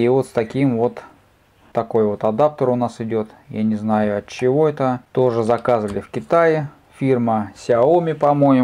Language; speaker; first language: Russian; native; Russian